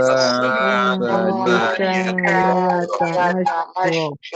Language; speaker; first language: Arabic; non-native, learner; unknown